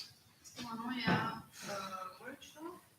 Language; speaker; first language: French; non-native, fluent; Greek